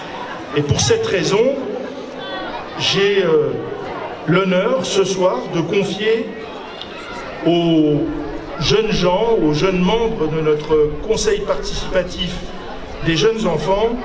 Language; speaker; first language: French; native; French